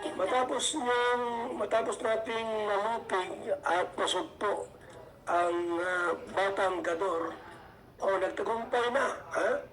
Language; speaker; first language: Filipino; native; Filipino